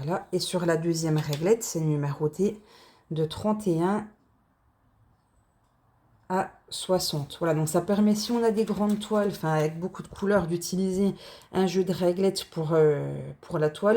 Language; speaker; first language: French; native; French